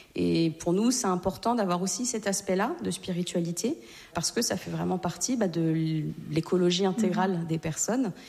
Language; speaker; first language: French; native; French